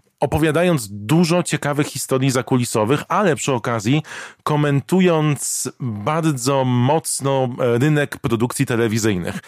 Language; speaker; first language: Polish; native; Polish